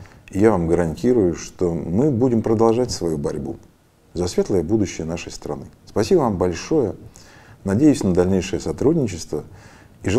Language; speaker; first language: Russian; native; Russian